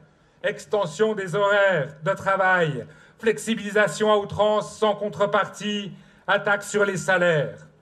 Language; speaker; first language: French; native; French